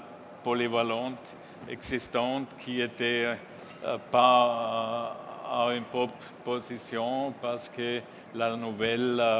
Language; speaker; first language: French; non-native, learner; German